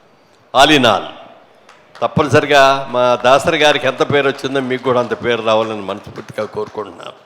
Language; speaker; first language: Telugu; native; Telugu